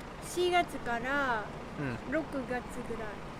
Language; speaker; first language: Japanese; non-native, learner; Vietnamese